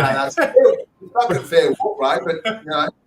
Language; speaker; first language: English; native; English